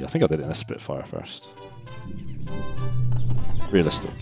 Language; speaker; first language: English; native; English